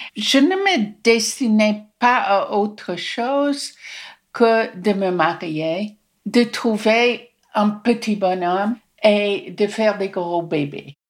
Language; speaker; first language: French; non-native, fluent; English